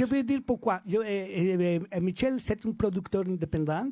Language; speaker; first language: French; non-native, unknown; Spanish